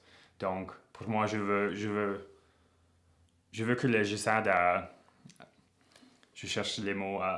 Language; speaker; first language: French; non-native, local second language; English